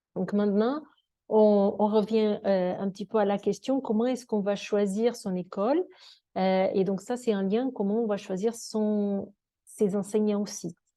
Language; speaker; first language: French; non-native, fluent; Portuguese